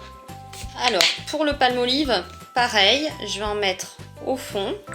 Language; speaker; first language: French; native; French